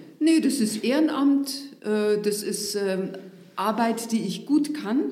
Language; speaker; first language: German; native; German